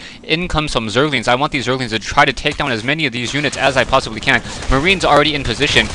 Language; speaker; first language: English; native; English